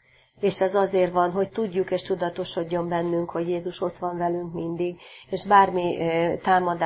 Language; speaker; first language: Hungarian; native; Hungarian